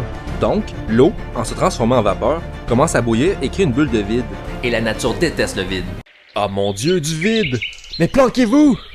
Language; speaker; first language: French; native; French